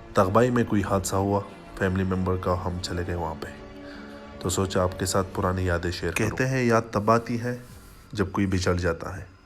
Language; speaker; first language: Urdu; non-native, local second language; Pashto